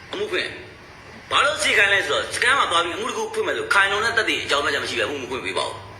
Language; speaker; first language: Burmese; native; Burmese